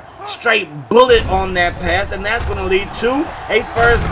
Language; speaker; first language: English; native; English